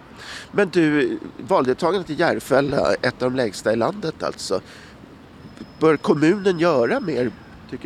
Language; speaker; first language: Swedish; native; Swedish